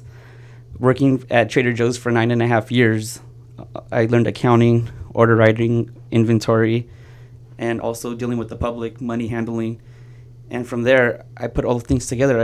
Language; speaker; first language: English; native; English